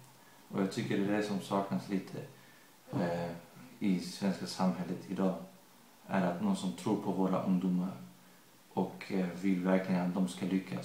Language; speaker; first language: Swedish; early bilingual, other home language; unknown